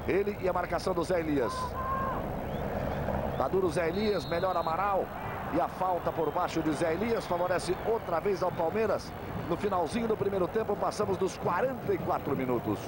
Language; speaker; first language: Portuguese; native; Portuguese